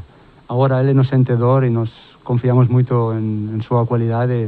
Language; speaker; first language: Portuguese; non-native, fluent; Spanish